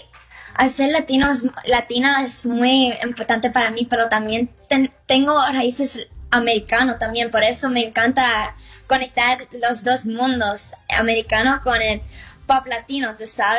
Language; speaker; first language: Spanish; early bilingual, heritage; English